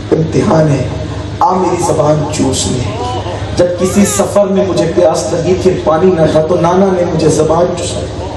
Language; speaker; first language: Urdu; native; Urdu